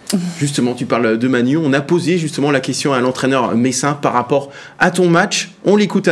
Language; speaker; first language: French; native; French